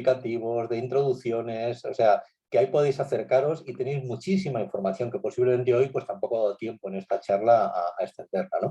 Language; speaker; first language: Spanish; native; Spanish